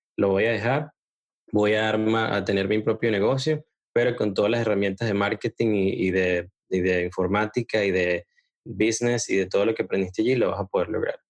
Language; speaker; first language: Spanish; native; Spanish